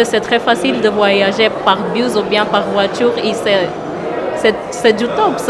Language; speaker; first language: French; non-native, fluent; Portuguese